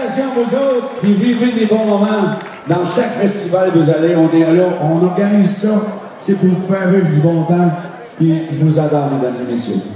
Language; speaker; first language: French; native; French